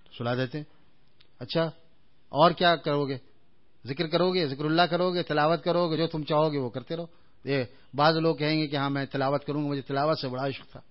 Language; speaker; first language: Urdu; native; Urdu